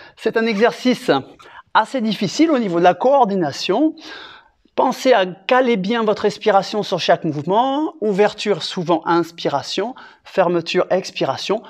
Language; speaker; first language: French; native; French